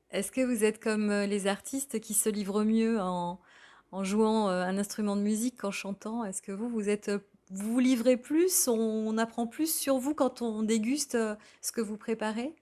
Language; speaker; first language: French; native; French